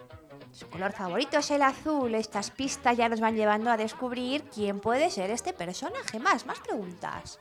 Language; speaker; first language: Spanish; native; Spanish